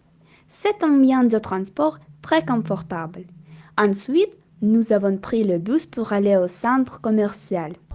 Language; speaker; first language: French; non-native, learner; Russian